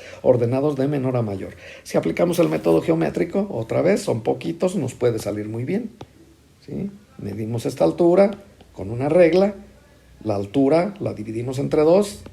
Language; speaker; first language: Spanish; native; Spanish